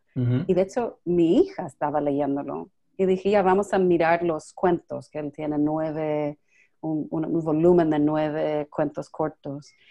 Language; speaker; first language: Spanish; non-native, fluent; English